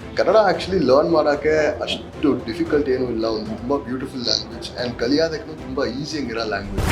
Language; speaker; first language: Kannada; non-native, local second language; English